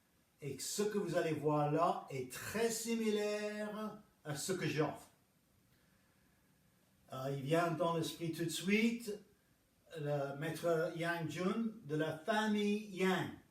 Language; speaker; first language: French; non-native, fluent; English